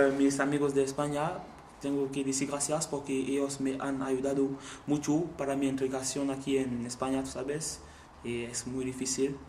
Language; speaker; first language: Spanish; non-native, learner; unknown